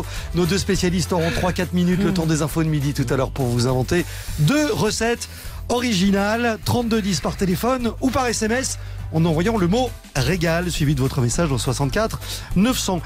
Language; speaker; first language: French; native; French